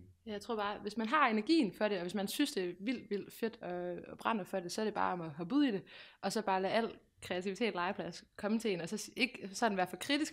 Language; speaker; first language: Danish; native; Danish